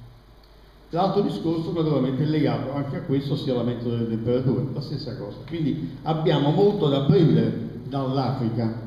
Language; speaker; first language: Italian; native; Italian